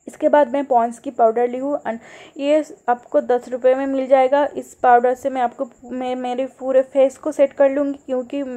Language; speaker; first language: Hindi; non-native, local second language; Bangla